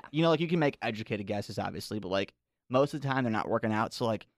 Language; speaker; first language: English; native; English